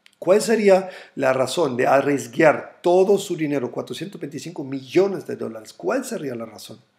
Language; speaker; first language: Spanish; non-native, fluent; German